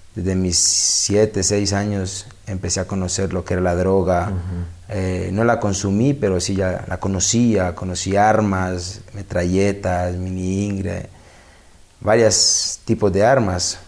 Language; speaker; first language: Spanish; native; Spanish